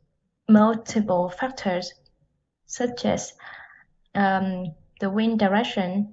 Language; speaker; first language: English; non-native, learner; Vietnamese